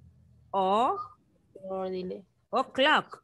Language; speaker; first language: English; non-native, fluent; Spanish